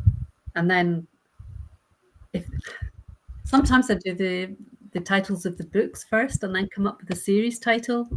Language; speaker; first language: English; native; English